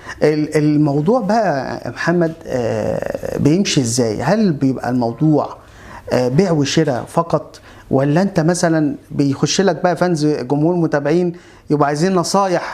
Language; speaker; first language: Arabic; native; Arabic